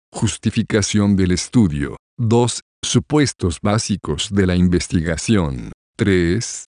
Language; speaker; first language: Spanish; native; Spanish